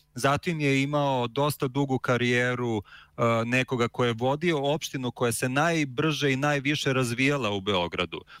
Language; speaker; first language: Serbian; native; Serbian